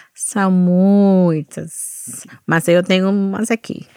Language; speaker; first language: Portuguese; non-native, fluent; English